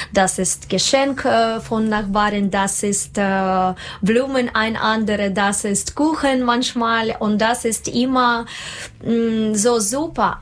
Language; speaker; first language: German; non-native, learner; Russian